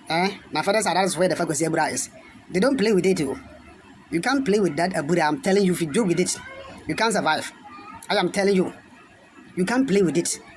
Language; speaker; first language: English; non-native, local second language; Akan